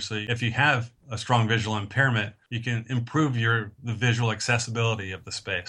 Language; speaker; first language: English; native; English